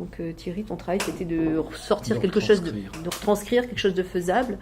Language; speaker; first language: French; native; French